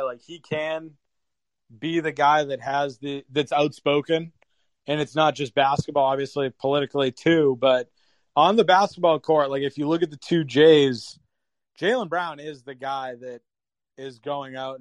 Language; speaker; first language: English; native; English